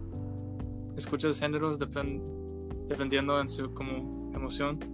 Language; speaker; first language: Spanish; non-native, learner; English